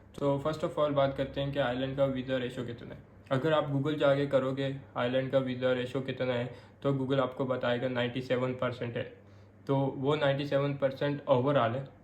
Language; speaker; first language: Urdu; non-native, local second language; Pashto